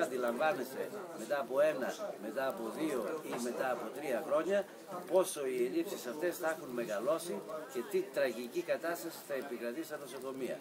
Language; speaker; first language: Greek; native; Greek